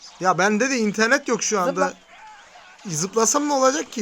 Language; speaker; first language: Turkish; native; Turkish